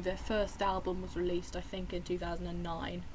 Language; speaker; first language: English; native; English